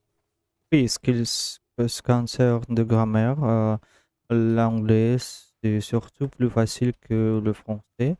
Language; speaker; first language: French; non-native, learner; Russian